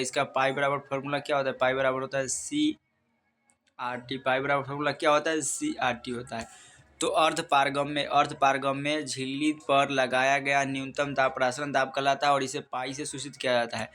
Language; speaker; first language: Hindi; native; Hindi